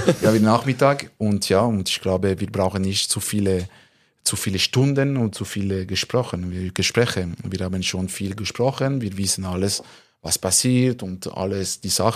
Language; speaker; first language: German; non-native, local second language; French